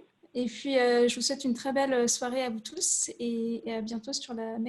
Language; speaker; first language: French; native; French